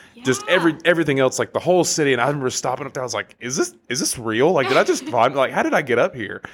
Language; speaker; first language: English; native; English